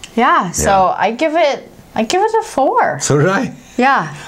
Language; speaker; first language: English; native; English